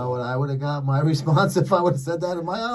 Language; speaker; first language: English; native; English